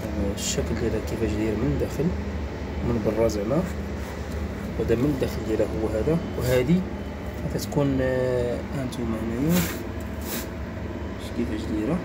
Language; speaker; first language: Arabic; native; Arabic